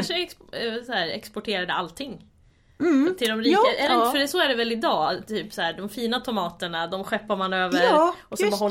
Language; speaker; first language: Swedish; native; Swedish